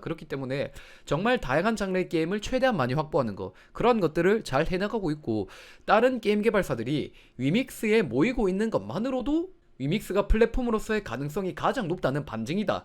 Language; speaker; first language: Korean; native; Korean